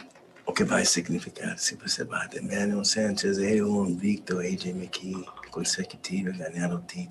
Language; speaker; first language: Portuguese; non-native, learner; English